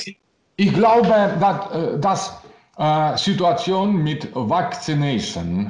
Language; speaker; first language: German; non-native, learner; Russian